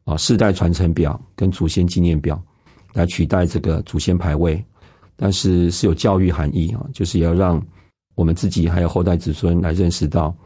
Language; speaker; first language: Chinese; non-native, local second language; Hakka Chinese